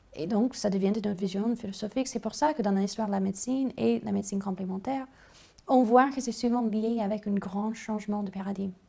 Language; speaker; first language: French; non-native, fluent; English